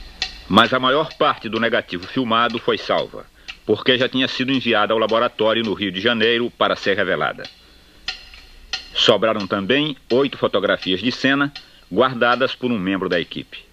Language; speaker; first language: Portuguese; native; Portuguese